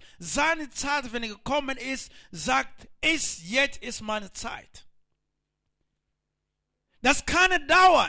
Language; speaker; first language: German; non-native, learner; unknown